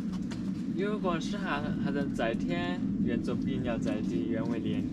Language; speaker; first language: Chinese; native; Chinese